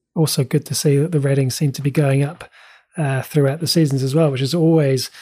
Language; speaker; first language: English; native; English